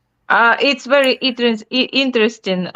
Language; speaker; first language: English; non-native, learner; Ukrainian